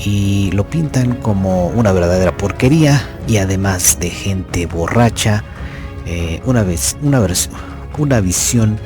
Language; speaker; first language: Spanish; native; Spanish